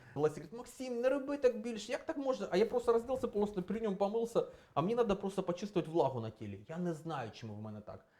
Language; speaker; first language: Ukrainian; non-native, local second language; Russian